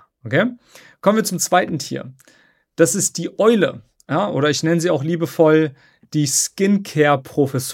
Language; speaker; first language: German; native; German